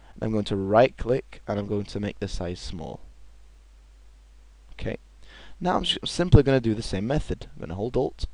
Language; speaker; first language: English; native; English